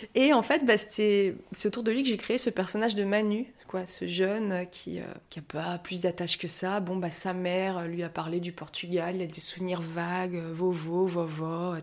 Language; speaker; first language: French; native; French